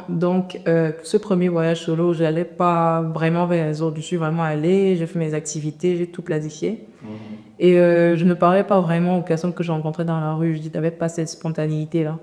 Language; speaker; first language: French; native; French